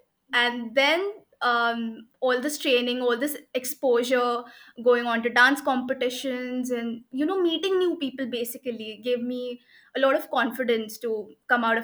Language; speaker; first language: English; non-native, local second language; Hindi